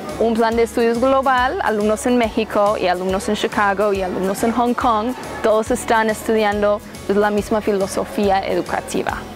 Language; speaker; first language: Spanish; native; Spanish